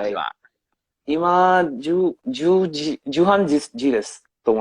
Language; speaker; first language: Japanese; non-native, learner; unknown